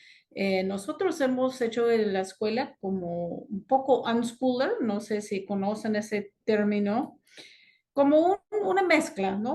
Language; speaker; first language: Spanish; non-native, fluent; English